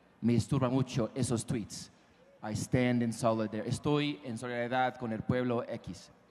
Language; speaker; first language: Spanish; non-native, fluent; English